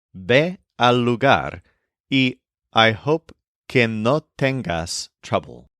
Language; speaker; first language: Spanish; non-native, fluent; English